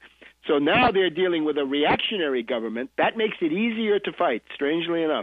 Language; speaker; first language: English; native; English